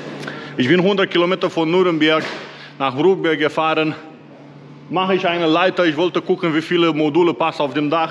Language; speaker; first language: German; non-native, learner; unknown